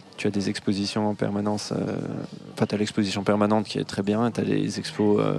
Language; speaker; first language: French; native; French